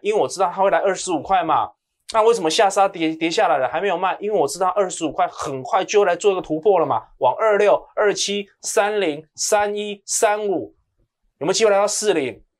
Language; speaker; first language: Chinese; native; Chinese